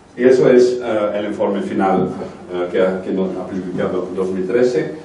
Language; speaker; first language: Spanish; non-native, fluent; Dutch